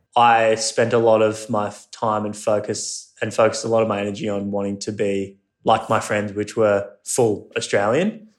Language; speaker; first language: English; non-native, local second language; Japanese